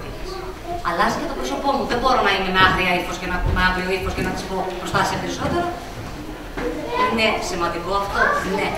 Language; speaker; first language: Greek; native; Greek